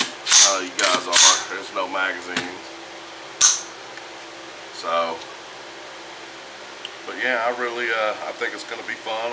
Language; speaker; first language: English; native; English